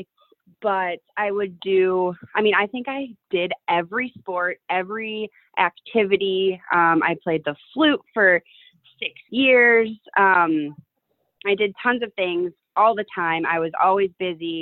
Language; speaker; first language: English; native; English